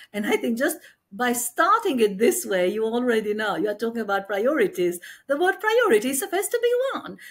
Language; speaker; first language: English; non-native, fluent; Albanian